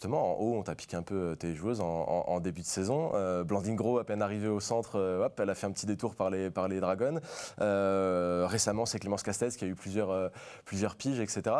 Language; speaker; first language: French; native; French